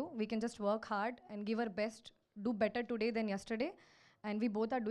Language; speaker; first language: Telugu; non-native, local second language; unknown